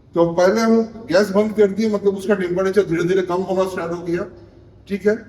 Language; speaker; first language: Hindi; non-native, local second language; Bangla